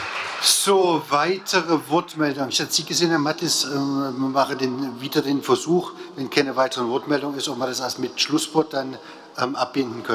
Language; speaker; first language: German; native; German